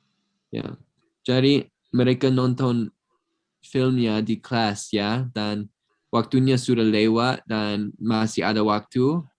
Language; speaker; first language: Indonesian; non-native, fluent; English